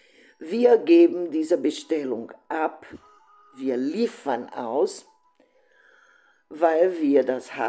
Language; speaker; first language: German; non-native, fluent; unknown